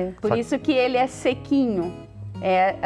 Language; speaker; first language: Portuguese; native; Portuguese